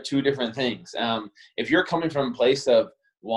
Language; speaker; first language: English; native; English